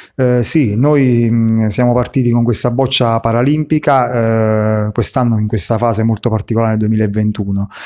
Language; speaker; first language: Italian; native; Italian